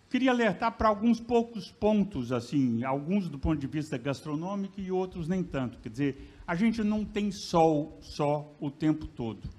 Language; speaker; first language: Portuguese; native; Portuguese